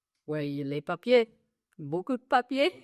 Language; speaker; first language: French; non-native, fluent; English